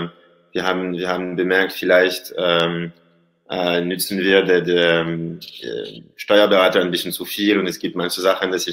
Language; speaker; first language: German; non-native, learner; French